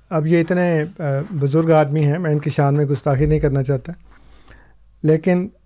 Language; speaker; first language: Urdu; non-native, local second language; Punjabi